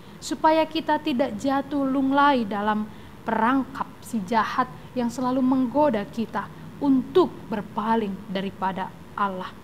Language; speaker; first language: Indonesian; native; Indonesian